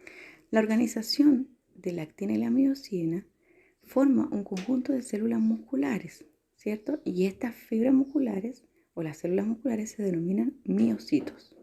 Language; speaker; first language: Spanish; native; Spanish